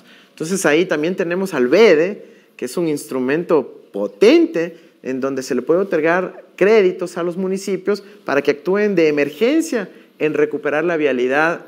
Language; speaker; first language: Spanish; native; Spanish